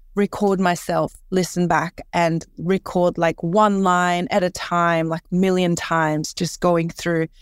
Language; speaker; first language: English; early bilingual, other home language; Korean